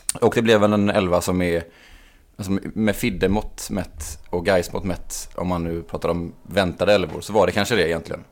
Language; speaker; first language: Swedish; native; Swedish